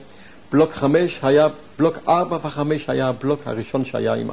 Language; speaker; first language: Hebrew; non-native, fluent; German